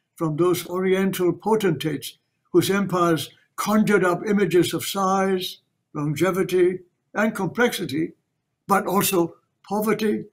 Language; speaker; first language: English; non-native, local second language; Chinese